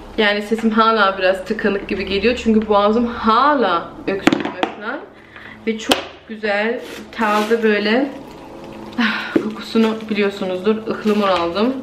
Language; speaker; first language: Turkish; early bilingual, heritage; Turkish